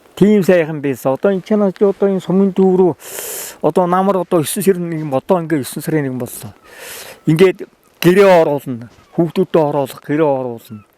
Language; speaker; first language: Mongolian; native; Mongolian